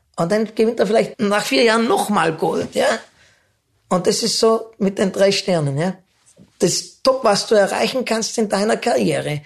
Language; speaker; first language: German; native; German